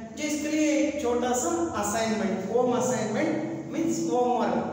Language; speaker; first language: Hindi; non-native, local second language; Kannada